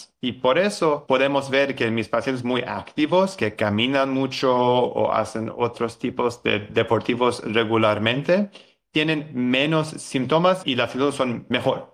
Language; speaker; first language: Spanish; non-native, fluent; English